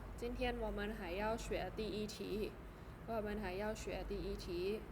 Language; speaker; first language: Chinese; non-native, fluent; Thai